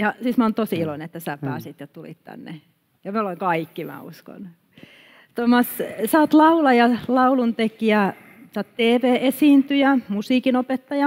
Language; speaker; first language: Finnish; native; Finnish